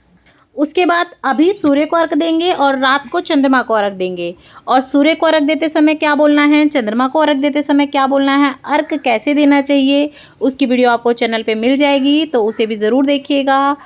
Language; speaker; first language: Hindi; native; Hindi